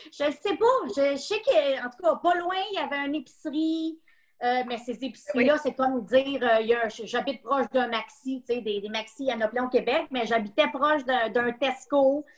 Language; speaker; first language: French; native; French